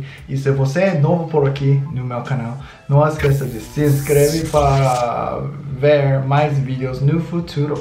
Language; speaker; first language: Portuguese; non-native, learner; English